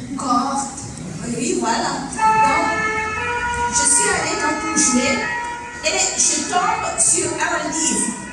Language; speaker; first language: French; non-native, local second language; Fula